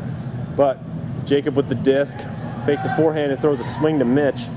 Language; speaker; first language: English; native; English